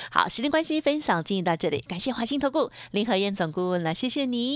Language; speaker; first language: Chinese; native; Chinese